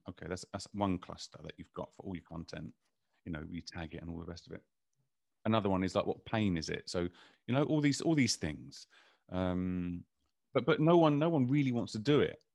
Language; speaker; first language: English; native; English